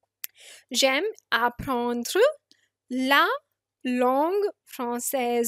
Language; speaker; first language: French; non-native, fluent; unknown